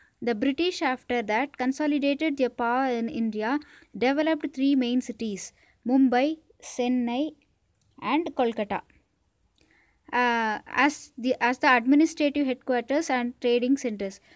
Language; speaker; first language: English; non-native, local second language; Tamil